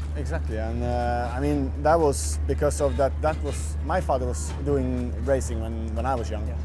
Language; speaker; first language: English; non-native, fluent; Swedish